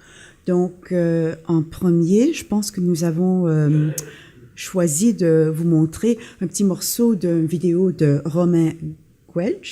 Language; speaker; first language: French; non-native, local second language; English